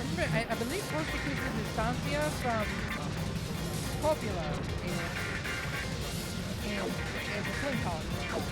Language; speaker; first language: English; native; English